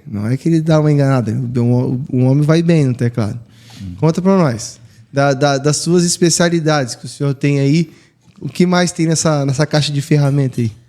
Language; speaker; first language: Portuguese; native; Portuguese